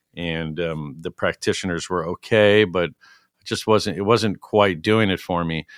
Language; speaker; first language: English; native; English